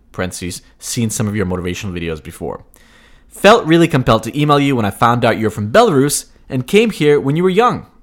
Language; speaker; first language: English; early bilingual, other home language; Russian